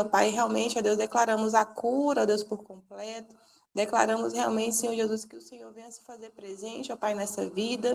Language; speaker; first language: Portuguese; native; Portuguese